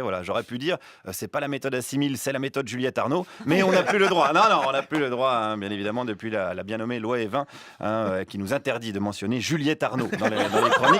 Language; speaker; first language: French; native; French